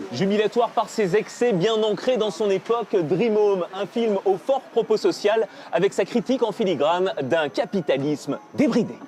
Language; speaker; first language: French; native; French